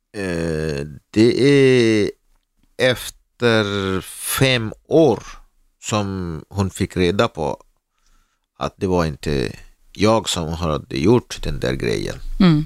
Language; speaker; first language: Swedish; non-native, learner; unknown